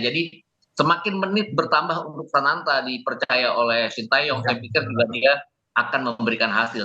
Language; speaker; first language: Indonesian; native; Indonesian